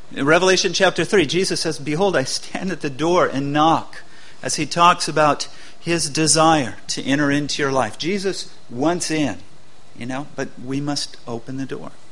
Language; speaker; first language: English; native; English